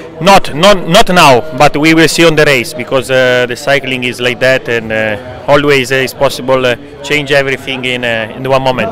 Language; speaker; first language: English; non-native, learner; Italian